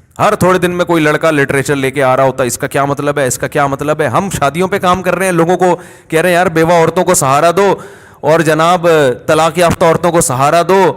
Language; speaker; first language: Urdu; native; Urdu